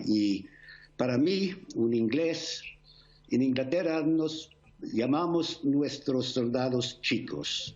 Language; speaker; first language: Spanish; non-native, fluent; English